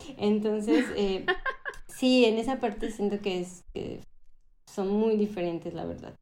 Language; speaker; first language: Spanish; native; Spanish